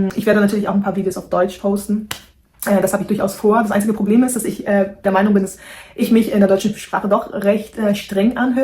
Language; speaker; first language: German; non-native, fluent; Portuguese